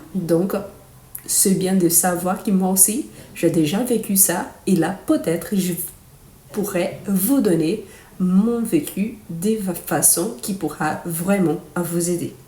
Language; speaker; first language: French; non-native, fluent; Portuguese